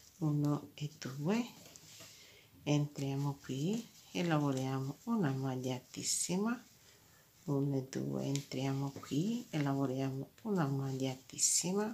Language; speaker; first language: Italian; non-native, fluent; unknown